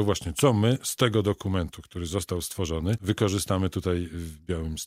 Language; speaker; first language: Polish; native; Polish